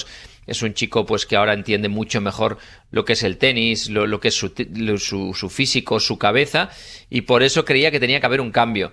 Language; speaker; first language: Spanish; native; Spanish